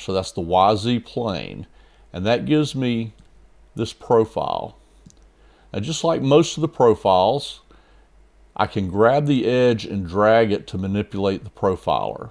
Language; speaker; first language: English; native; English